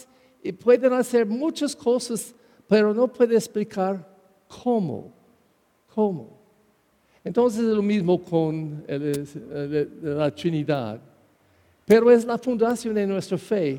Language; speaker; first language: Spanish; non-native, fluent; English